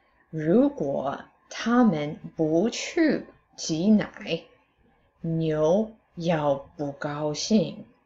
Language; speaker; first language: Chinese; non-native, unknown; English